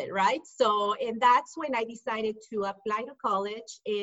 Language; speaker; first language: English; non-native, fluent; Spanish